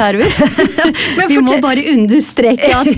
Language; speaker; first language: Norwegian; non-native, fluent; Turkish